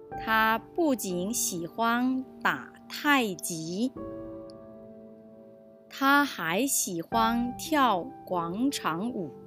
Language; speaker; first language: Chinese; early bilingual, heritage; English